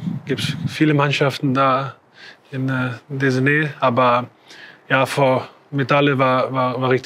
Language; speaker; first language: German; non-native, fluent; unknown